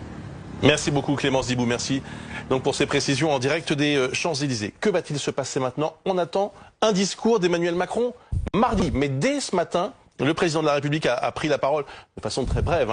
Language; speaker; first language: French; native; French